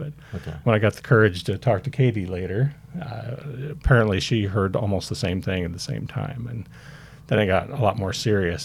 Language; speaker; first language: English; native; English